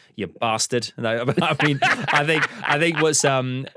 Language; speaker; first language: English; early bilingual, other home language; Polish